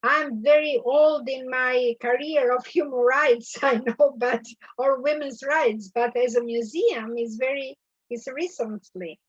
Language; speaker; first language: English; non-native, learner; Albanian